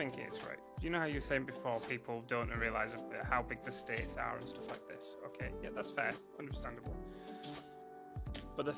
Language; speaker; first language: English; native; English